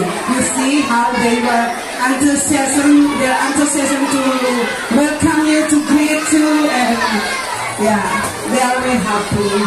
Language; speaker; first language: English; non-native, learner; Indonesian